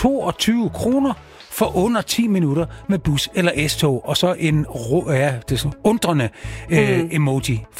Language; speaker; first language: Danish; native; Danish